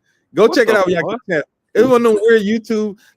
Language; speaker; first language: English; native; English